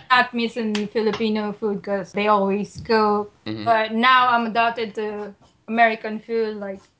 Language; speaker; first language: English; non-native, local second language; Filipino